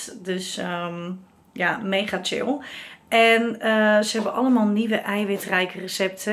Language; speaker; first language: Dutch; native; Dutch